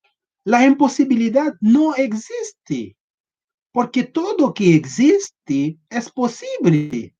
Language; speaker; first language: Spanish; non-native, learner; Haitian Creole